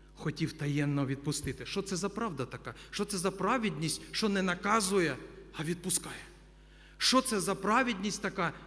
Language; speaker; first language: Ukrainian; non-native, local second language; Russian